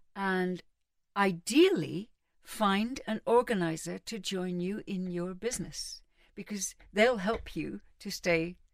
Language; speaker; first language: English; native; English